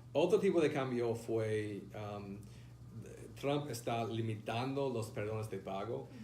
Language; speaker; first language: Spanish; non-native, fluent; English